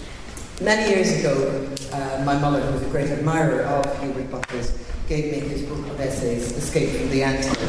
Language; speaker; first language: English; native; English